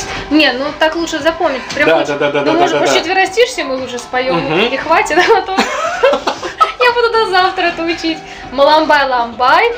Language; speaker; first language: Russian; native; Russian